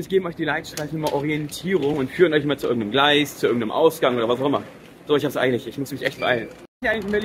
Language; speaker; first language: German; native; German